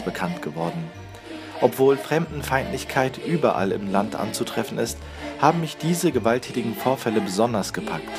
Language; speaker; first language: German; early bilingual, other home language; Turkish